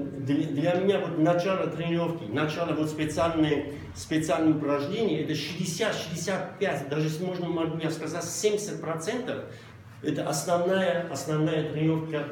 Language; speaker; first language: Russian; non-native, local second language; Armenian